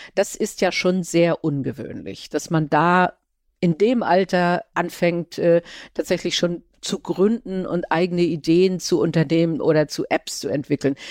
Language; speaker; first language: German; native; German